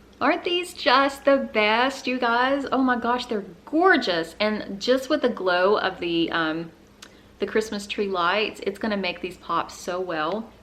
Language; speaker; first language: English; native; English